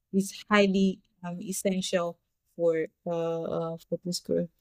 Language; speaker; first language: English; non-native, local second language; Yoruba